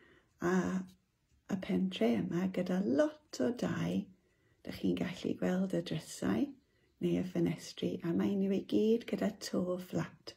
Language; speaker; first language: Welsh; non-native, local second language; English